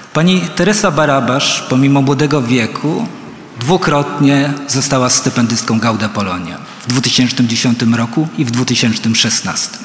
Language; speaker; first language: Polish; native; Polish